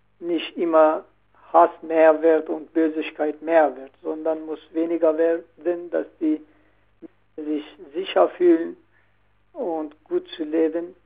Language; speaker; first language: German; non-native, learner; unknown